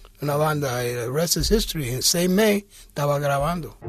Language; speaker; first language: Spanish; early bilingual, heritage; English